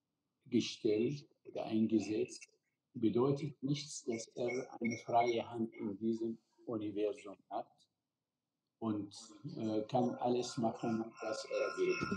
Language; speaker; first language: German; non-native, fluent; Arabic